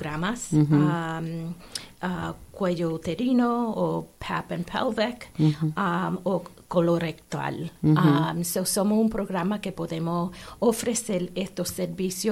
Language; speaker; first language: Spanish; early bilingual, heritage; Spanish